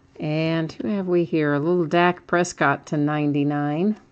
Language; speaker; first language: English; native; English